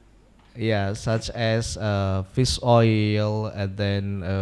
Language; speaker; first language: English; non-native, local second language; Indonesian